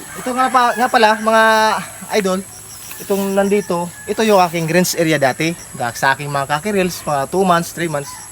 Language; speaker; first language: Filipino; non-native, local second language; Cebuano